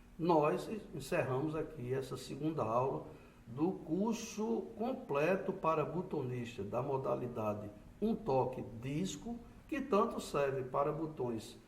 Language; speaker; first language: Portuguese; native; Portuguese